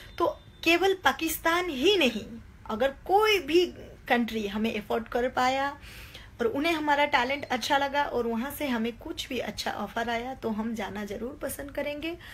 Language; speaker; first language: Hindi; non-native, local second language; Nepali